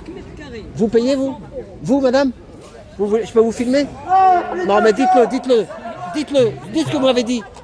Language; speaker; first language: French; native; French